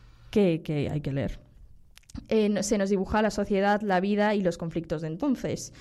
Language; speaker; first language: Spanish; native; Spanish